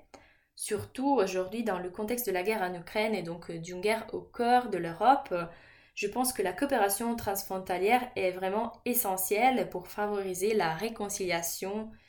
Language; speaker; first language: French; non-native, fluent; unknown